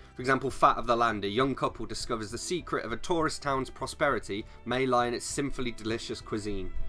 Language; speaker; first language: English; native; English